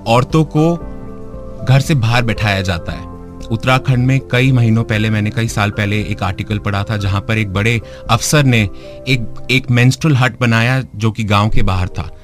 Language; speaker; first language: Hindi; native; Hindi